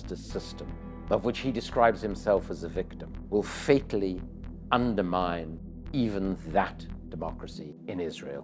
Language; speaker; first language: English; native; English